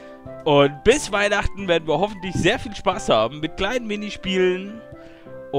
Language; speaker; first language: German; native; German